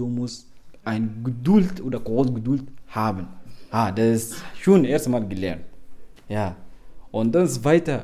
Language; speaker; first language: German; non-native, learner; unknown